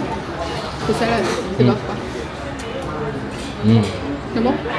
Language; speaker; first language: French; non-native, learner; Chinese